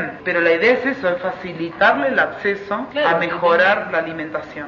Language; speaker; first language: Spanish; native; Spanish